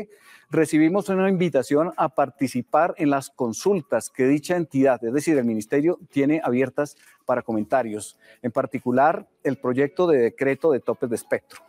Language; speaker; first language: Spanish; native; Spanish